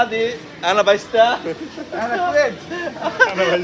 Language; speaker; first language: Arabic; non-native, learner; Bangla